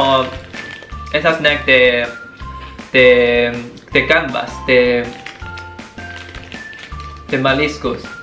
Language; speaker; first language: Spanish; non-native, learner; Chinese